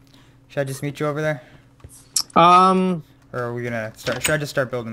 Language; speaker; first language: English; native; English